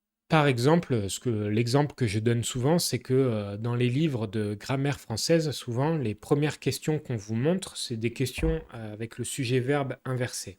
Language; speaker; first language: French; native; French